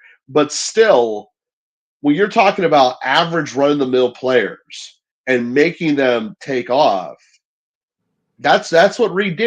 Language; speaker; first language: English; native; English